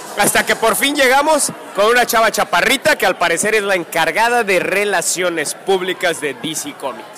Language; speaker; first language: Spanish; native; Spanish